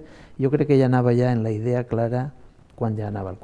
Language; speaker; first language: Catalan; native; Catalan